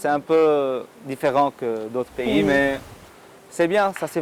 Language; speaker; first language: French; non-native, local second language; Arabic